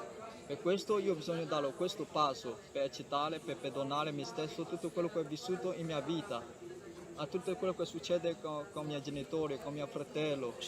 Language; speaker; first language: Italian; non-native, learner; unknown